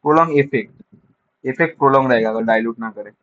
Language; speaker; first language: Hindi; non-native, local second language; Bangla